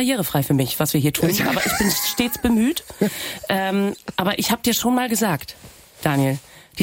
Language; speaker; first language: German; non-native, local second language; Low German